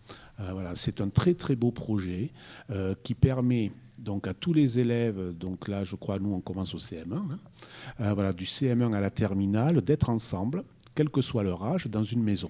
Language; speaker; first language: French; native; French